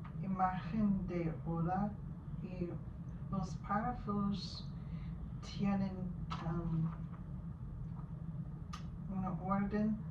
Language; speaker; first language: Spanish; non-native, learner; English